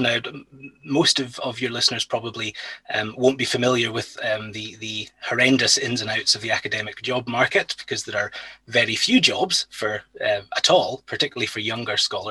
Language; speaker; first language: English; native; English